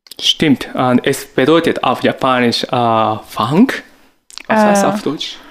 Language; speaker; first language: German; non-native, learner; Japanese